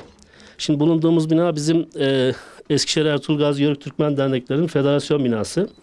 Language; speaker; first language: Turkish; native; Turkish